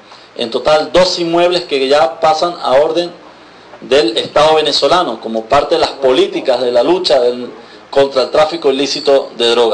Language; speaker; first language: Spanish; native; Spanish